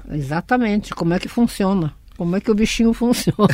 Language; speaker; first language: Portuguese; early bilingual, other home language; Russian